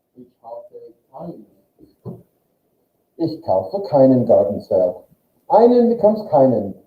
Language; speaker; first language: German; non-native, fluent; English